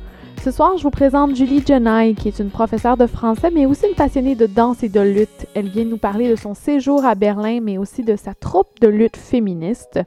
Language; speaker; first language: French; native; French